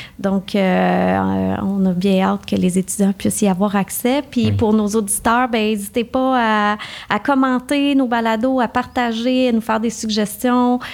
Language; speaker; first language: French; native; French